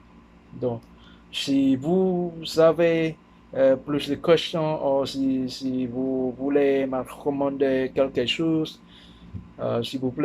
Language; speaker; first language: French; non-native, learner; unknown